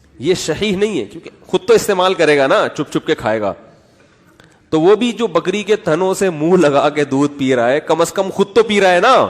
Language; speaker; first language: Urdu; native; Urdu